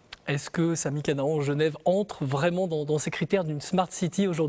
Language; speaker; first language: French; native; French